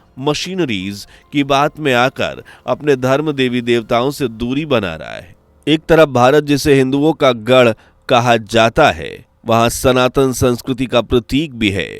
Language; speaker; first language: Hindi; native; Hindi